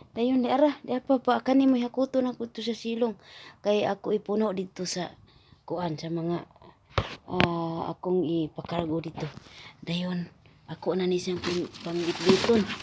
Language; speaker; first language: Cebuano; native; Cebuano